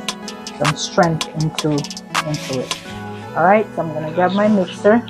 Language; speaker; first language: English; native; English